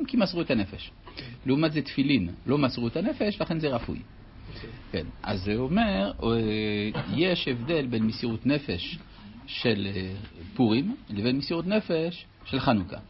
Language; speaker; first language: Hebrew; native; Hebrew